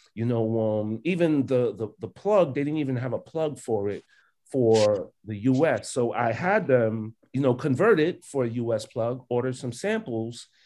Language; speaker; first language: English; early bilingual, other home language; Haitian Creole